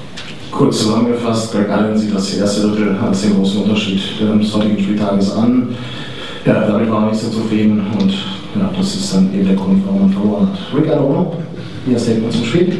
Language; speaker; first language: German; native; German